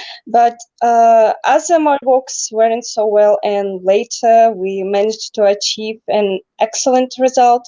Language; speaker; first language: English; non-native, learner; Russian